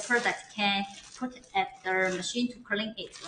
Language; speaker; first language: English; non-native, learner; Chinese